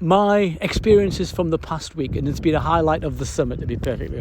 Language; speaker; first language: English; native; English